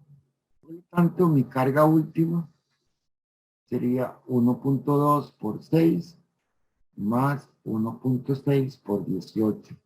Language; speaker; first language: Spanish; native; Spanish